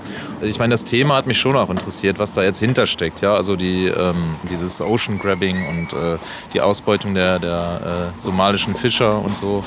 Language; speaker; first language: German; native; German